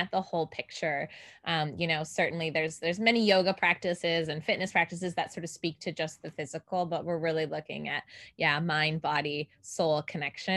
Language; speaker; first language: English; native; English